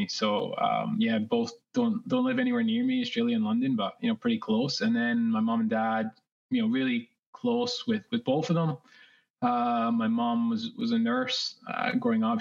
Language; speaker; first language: English; native; English